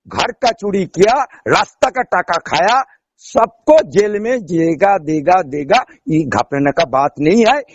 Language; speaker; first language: Hindi; non-native, local second language; Bangla